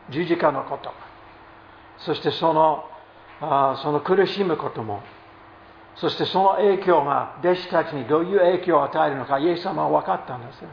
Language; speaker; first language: Japanese; non-native, fluent; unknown